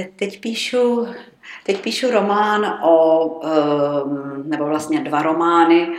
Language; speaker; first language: Czech; native; Czech